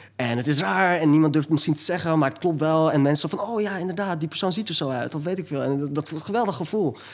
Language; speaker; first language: Dutch; early bilingual, other home language; Turkish